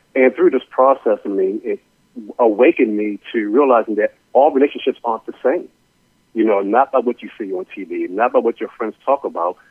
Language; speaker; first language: English; native; English